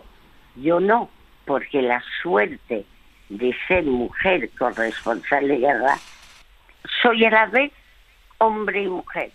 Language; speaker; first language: Spanish; early bilingual, other home language; French